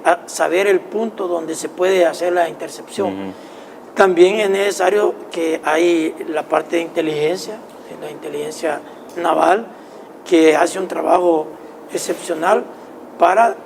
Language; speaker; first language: Spanish; native; Spanish